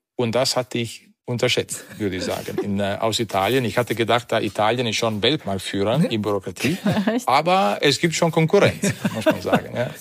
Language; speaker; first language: German; non-native, fluent; Italian